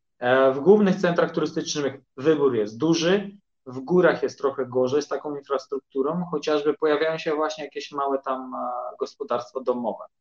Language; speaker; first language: Polish; early bilingual, heritage; Polish